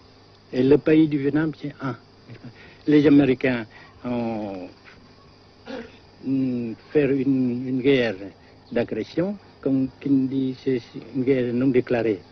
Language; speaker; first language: French; non-native, fluent; Vietnamese